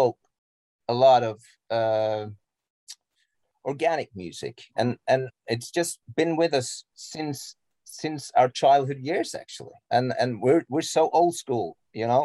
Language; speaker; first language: English; non-native, fluent; Norwegian